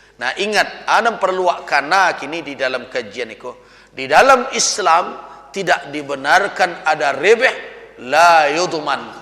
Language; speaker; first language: Malay; non-native, local second language; Minangkabau